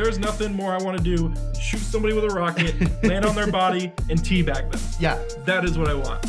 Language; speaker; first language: English; native; English